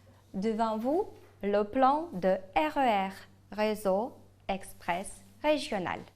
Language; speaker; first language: French; non-native, fluent; Ukrainian